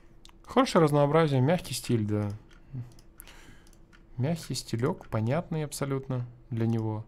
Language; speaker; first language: Russian; native; Russian